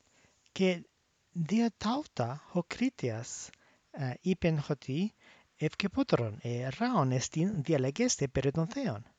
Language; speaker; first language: Greek; non-native, fluent; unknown